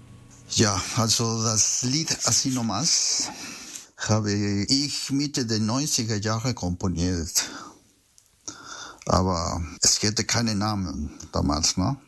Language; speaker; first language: German; non-native, fluent; Spanish